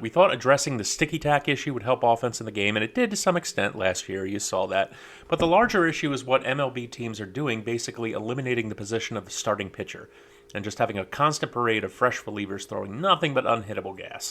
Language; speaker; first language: English; native; English